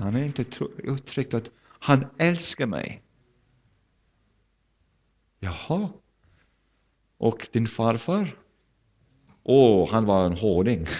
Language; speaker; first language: Swedish; non-native, fluent; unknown